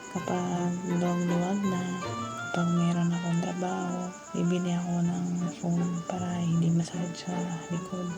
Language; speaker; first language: Filipino; non-native, local second language; Hiligaynon